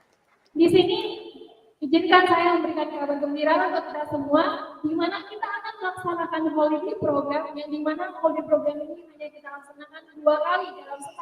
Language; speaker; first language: Indonesian; native; Indonesian